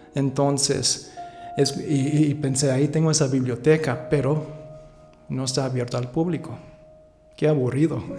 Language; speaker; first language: Spanish; early bilingual, heritage; Spanish